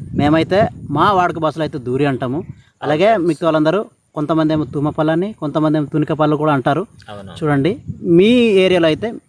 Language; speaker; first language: Telugu; non-native, local second language; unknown